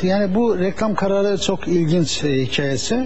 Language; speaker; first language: Turkish; native; Turkish